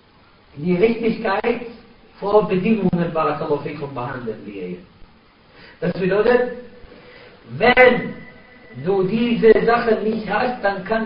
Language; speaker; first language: German; non-native, fluent; Arabic